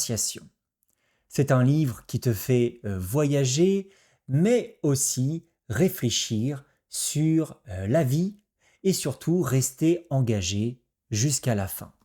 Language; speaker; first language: French; native; French